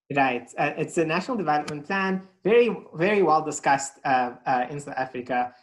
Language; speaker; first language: English; native; English